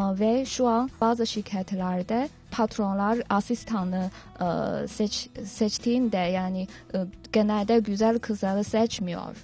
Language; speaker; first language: Turkish; non-native, learner; Chinese